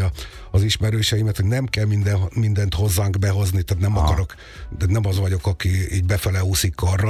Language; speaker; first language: Hungarian; native; Hungarian